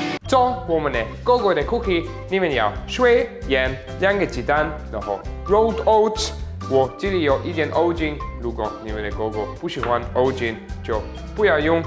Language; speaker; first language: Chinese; non-native, learner; German